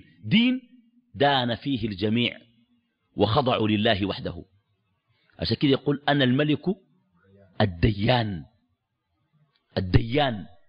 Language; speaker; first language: Arabic; native; Arabic